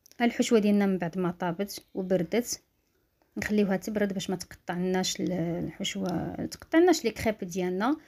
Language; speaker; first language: Arabic; native; Arabic